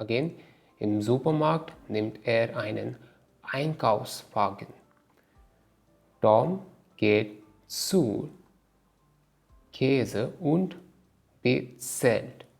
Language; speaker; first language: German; non-native, learner; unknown